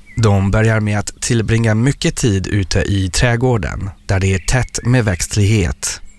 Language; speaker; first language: Swedish; non-native, fluent; French